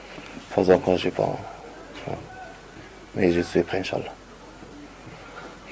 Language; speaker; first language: French; non-native, local second language; Arabic